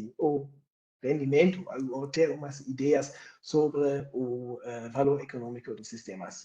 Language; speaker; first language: Portuguese; non-native, fluent; German